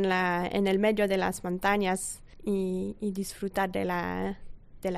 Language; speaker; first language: Spanish; non-native, fluent; French